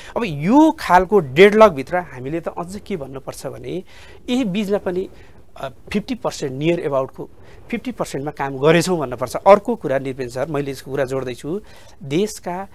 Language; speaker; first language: Nepali; native; Nepali